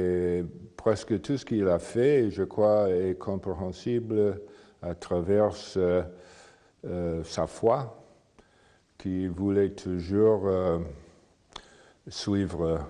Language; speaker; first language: French; non-native, fluent; English